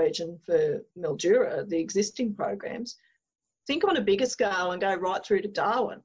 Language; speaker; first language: English; native; English